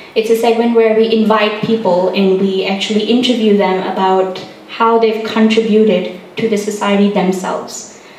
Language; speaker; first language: English; non-native, local second language; Hindi